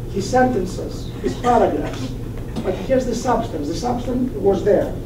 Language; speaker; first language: English; non-native, fluent; Greek